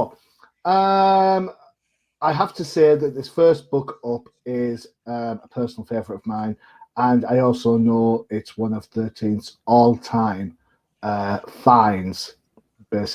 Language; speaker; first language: English; native; English